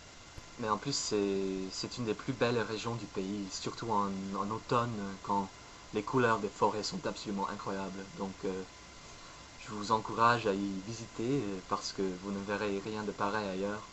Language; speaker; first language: French; non-native, fluent; English